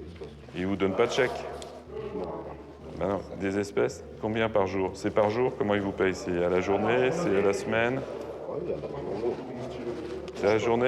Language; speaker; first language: French; native; French